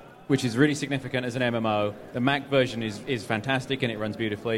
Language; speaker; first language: English; native; English